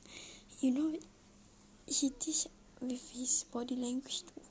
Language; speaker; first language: English; non-native, learner; Malay